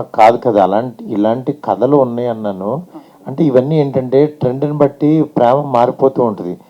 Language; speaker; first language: Telugu; native; Telugu